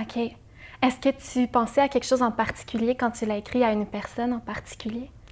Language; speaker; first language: French; native; French